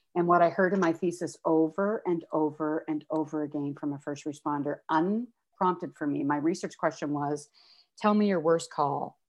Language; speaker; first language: English; native; English